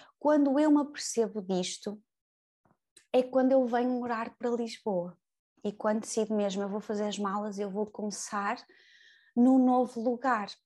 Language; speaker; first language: Portuguese; native; Portuguese